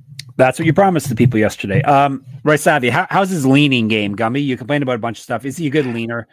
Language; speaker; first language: English; native; English